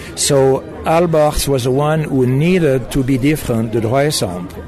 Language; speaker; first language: English; non-native, fluent; German